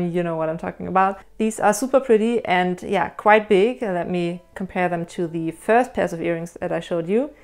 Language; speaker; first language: English; non-native, fluent; German